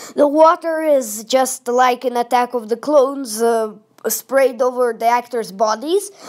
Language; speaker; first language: English; non-native, fluent; Russian